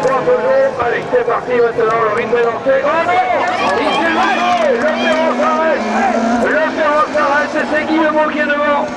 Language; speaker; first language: French; native; French